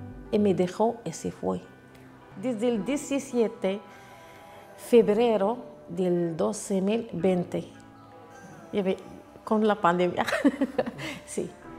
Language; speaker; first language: Spanish; non-native, learner; Arabic